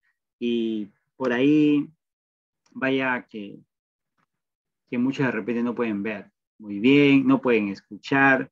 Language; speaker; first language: Spanish; native; Spanish